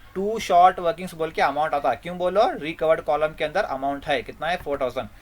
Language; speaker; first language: Hindi; non-native, local second language; Kannada